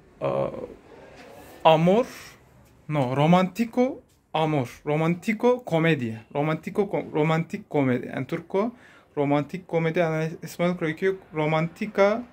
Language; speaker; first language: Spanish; non-native, learner; Turkish